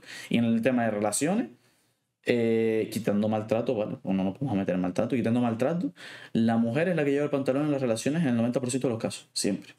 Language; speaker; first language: Spanish; native; Spanish